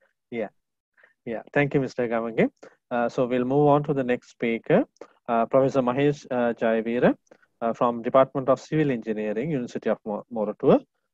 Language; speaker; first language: English; non-native, local second language; Sinhala